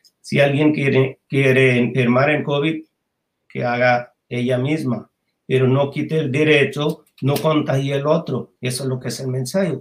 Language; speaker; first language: Spanish; non-native, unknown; Bangla